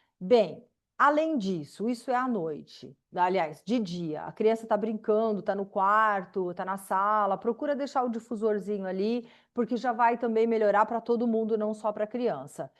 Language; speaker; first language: Portuguese; native; Portuguese